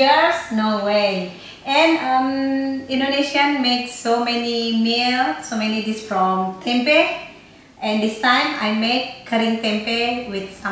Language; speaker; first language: English; non-native, learner; Indonesian